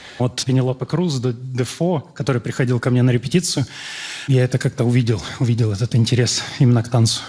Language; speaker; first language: Russian; native; Russian